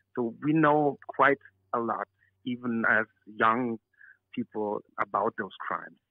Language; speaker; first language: English; non-native, fluent; German